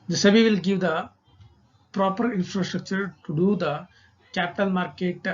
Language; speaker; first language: English; non-native, local second language; Kannada